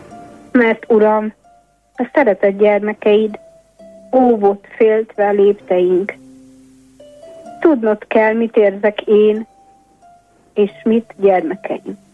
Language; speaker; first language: Hungarian; native; Hungarian